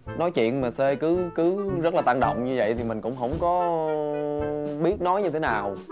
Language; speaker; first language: Vietnamese; native; Vietnamese